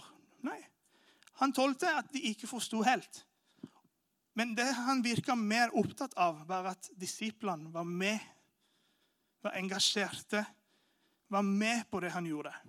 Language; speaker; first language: Norwegian; non-native, fluent; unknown